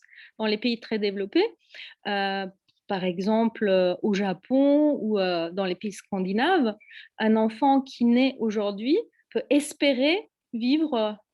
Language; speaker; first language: French; non-native, fluent; Turkish